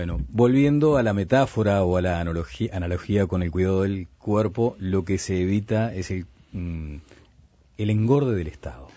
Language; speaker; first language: Spanish; native; Spanish